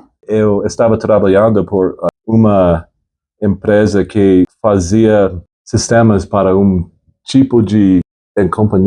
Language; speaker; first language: Portuguese; non-native, fluent; English